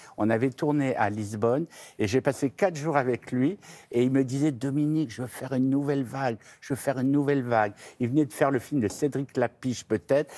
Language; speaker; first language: French; native; French